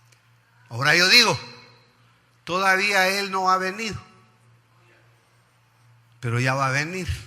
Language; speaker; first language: Spanish; native; Spanish